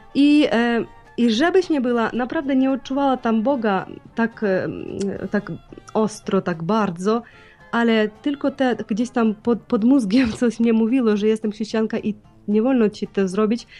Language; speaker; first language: Polish; non-native, learner; Ukrainian